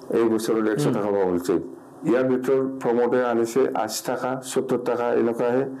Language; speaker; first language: Assamese; non-native, local second language; Bodo